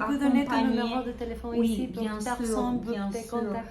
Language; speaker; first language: French; non-native, learner; Spanish